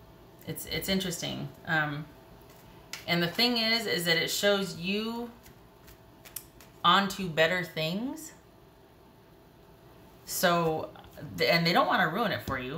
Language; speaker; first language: English; native; English